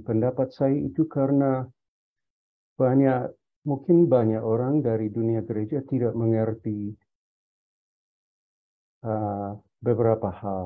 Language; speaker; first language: Indonesian; non-native, fluent; English